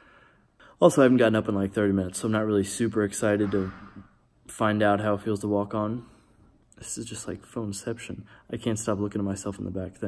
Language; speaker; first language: English; native; English